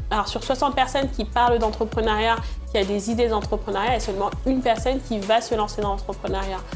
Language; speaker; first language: French; early bilingual, other home language; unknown